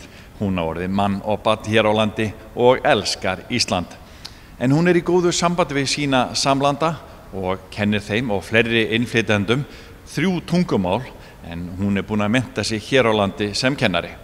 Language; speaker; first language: Icelandic; native; Icelandic